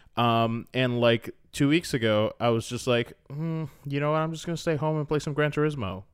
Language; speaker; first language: English; native; English